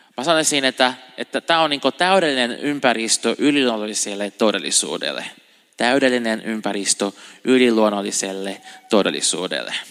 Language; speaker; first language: Finnish; non-native, fluent; Portuguese